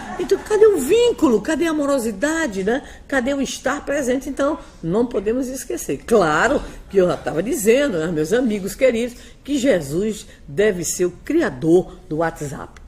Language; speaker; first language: Portuguese; native; Portuguese